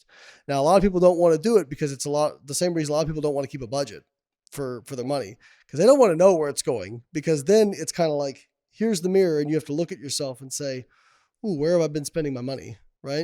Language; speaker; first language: English; native; English